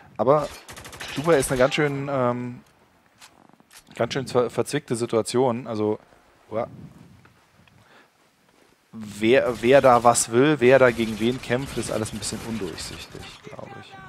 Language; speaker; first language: German; native; German